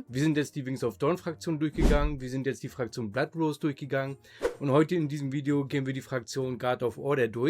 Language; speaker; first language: German; native; German